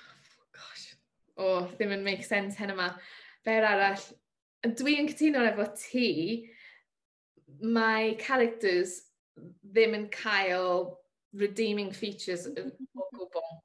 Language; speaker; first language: Welsh; non-native, learner; English